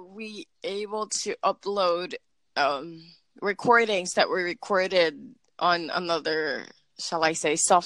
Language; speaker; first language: English; non-native, local second language; Filipino